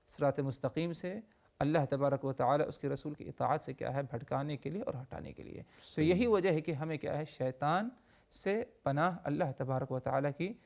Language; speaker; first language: Urdu; native; Urdu